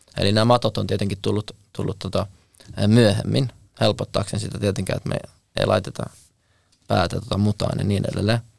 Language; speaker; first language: Finnish; native; Finnish